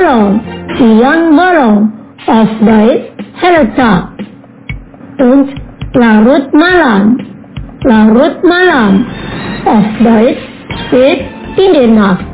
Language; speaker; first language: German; non-native, fluent; Indonesian